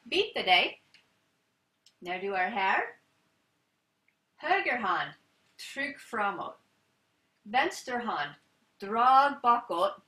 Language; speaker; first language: Swedish; non-native, learner; English